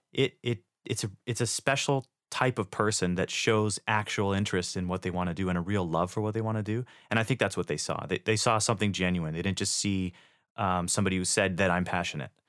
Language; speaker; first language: English; native; English